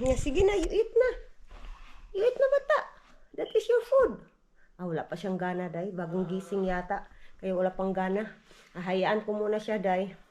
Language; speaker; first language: Filipino; non-native, local second language; Cebuano